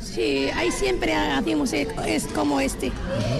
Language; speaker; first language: Spanish; non-native, learner; Arabic